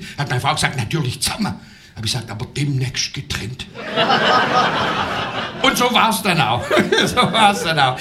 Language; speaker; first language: German; native; German